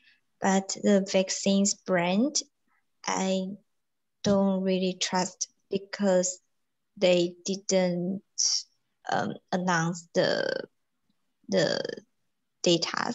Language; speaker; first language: English; non-native, learner; Chinese